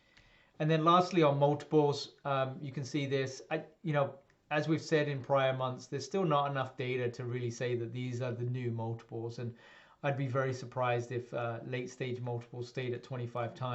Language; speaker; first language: English; native; English